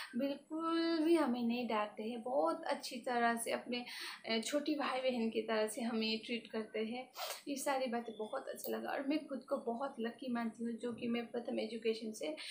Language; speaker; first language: Hindi; non-native, local second language; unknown